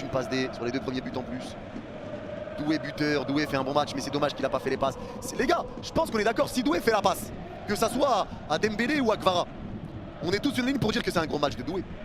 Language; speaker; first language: French; native; French